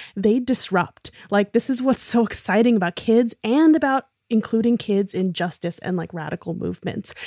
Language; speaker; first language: English; native; English